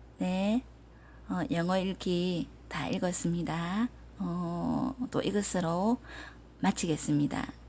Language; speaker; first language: Korean; native; Korean